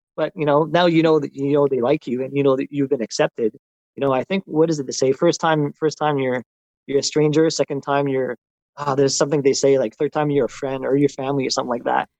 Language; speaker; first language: English; non-native, local second language; French